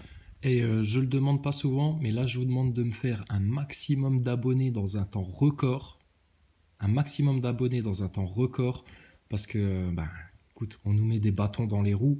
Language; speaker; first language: French; native; French